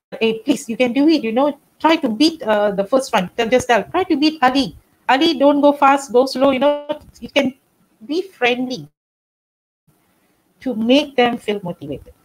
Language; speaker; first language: English; non-native, local second language; Tamil